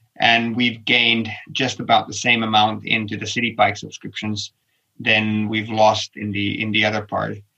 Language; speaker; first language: English; non-native, fluent; Finnish